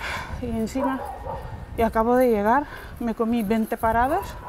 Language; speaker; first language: Spanish; non-native, fluent; Georgian